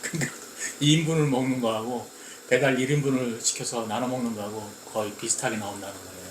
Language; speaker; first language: Korean; native; Korean